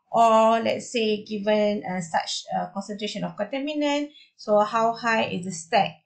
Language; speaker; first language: English; non-native, local second language; Malay